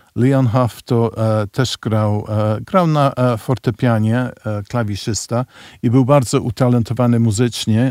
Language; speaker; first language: Polish; early bilingual, heritage; Polish